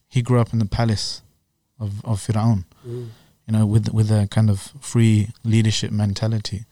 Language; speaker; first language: English; native; English